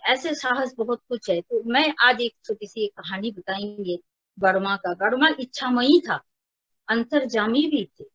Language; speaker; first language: Hindi; non-native, local second language; Bangla